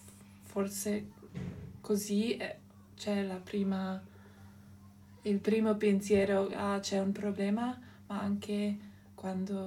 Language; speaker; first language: Italian; non-native, local second language; German